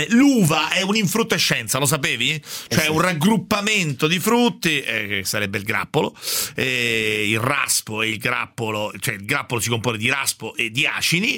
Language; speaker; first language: Italian; native; Italian